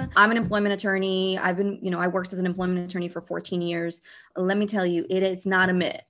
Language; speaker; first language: English; early bilingual, other home language; Portuguese